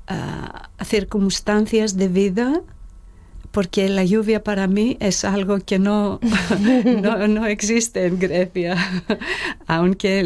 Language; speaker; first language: Spanish; non-native, fluent; Greek